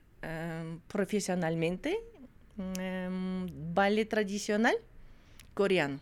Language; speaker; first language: Spanish; non-native, fluent; Russian